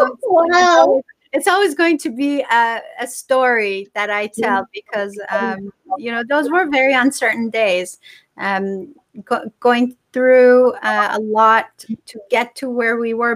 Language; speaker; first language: English; non-native, fluent; Persian